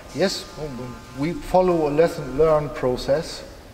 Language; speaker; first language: English; non-native, fluent; German